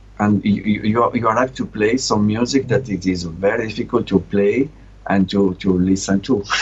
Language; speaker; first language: English; non-native, learner; Italian